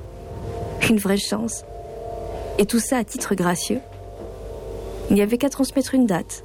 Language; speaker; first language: French; native; French